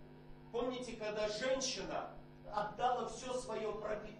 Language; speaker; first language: Polish; non-native, learner; Russian